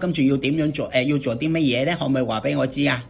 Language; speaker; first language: Cantonese; native; Cantonese